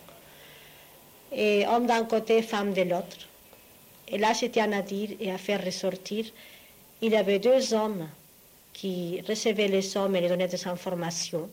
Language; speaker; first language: French; non-native, fluent; Spanish